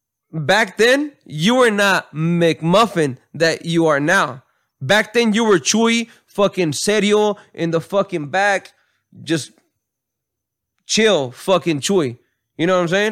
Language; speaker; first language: English; early bilingual, other home language; Spanish